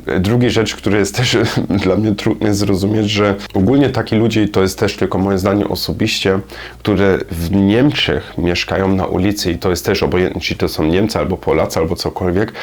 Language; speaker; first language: Polish; non-native, learner; German